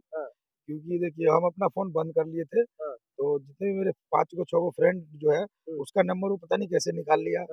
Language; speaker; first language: Hindi; native; Hindi